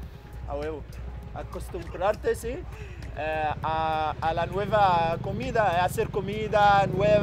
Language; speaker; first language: Spanish; non-native, fluent; Arabic